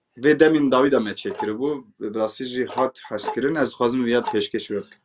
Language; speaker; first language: Kurdish; non-native, local second language; Turkish